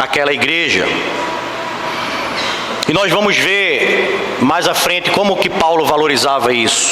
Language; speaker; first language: Portuguese; native; Portuguese